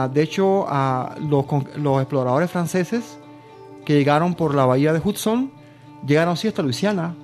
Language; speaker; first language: Spanish; early bilingual, other home language; Bulgarian